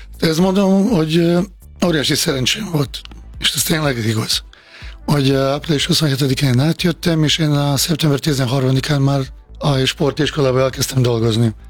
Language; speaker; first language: Hungarian; non-native, fluent; Bosnian